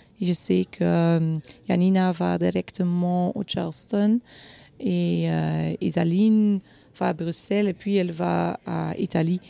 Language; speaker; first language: French; non-native, local second language; Dutch